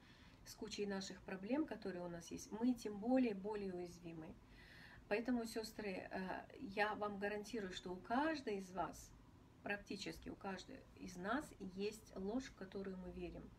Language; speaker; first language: Russian; native; Russian